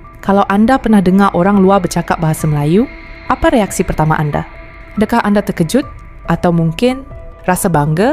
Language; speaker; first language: Malay; native; Malay